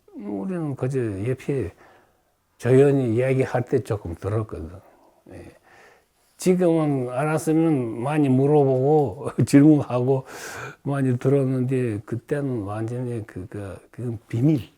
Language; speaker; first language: Korean; early bilingual, heritage; Russian